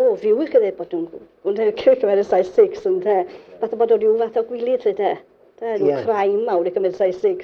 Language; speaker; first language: Welsh; native; Welsh